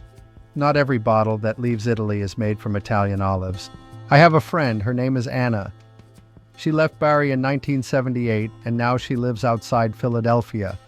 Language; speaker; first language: English; non-native, fluent; Italian